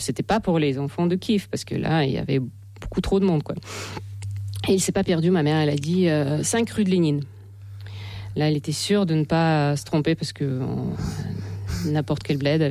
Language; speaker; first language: French; non-native, fluent; Russian